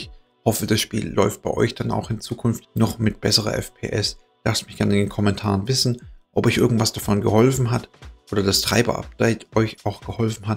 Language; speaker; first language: German; native; German